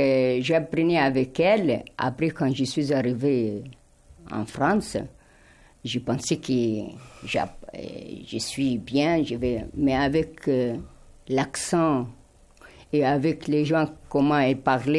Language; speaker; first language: French; non-native, fluent; Arabic